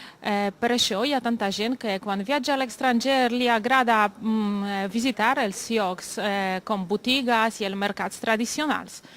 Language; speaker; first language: Catalan; non-native, fluent; Polish